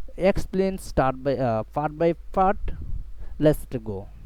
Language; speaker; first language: English; non-native, local second language; Bangla